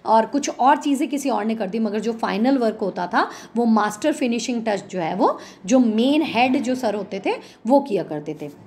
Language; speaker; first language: Hindi; native; Hindi